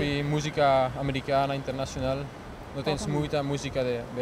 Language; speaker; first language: Portuguese; non-native, learner; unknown